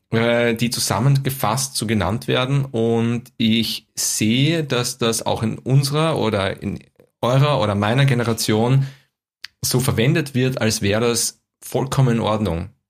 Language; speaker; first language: German; native; German